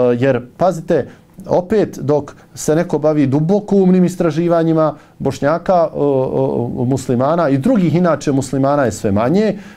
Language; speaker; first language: Bosnian; native; Bosnian